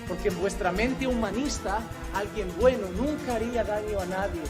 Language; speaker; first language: Spanish; native; Spanish